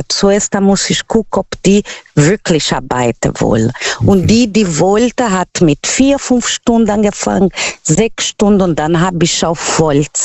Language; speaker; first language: German; non-native, learner; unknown